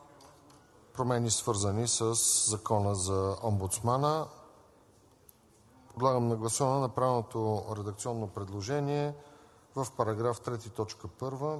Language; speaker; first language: Bulgarian; native; Bulgarian